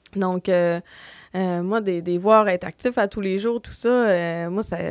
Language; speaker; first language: French; native; French